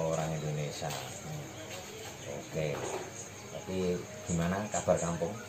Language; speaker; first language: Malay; non-native, local second language; Javanese